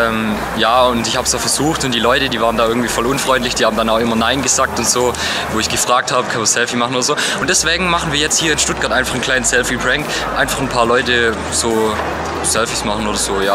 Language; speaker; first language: German; native; German